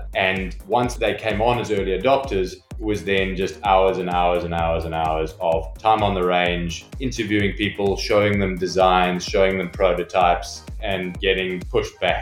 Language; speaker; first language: English; native; English